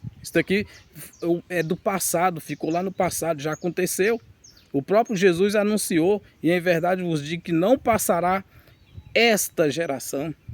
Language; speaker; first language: Portuguese; native; Portuguese